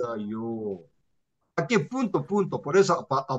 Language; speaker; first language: Spanish; non-native, learner; Korean